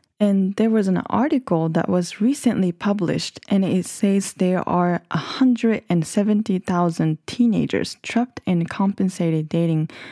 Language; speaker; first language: English; non-native, fluent; Japanese